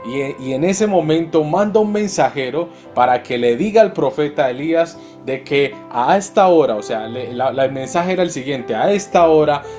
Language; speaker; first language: Spanish; native; Spanish